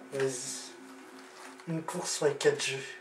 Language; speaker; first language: French; native; French